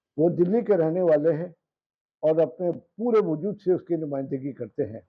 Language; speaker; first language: Urdu; native; Urdu